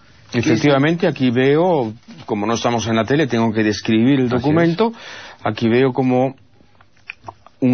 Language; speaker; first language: Spanish; native; Spanish